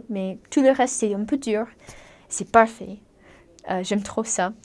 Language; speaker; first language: French; non-native, fluent; English